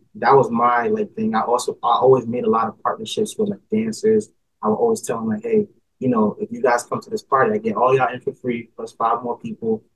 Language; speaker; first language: English; native; English